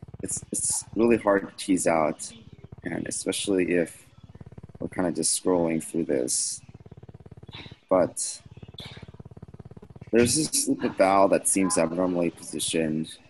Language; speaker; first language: English; native; English